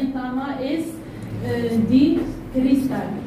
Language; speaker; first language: Spanish; non-native, learner; Arabic